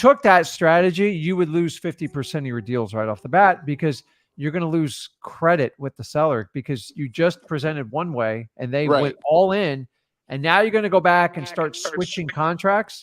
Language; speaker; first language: English; native; English